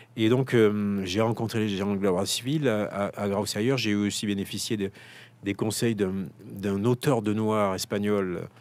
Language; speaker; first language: French; native; French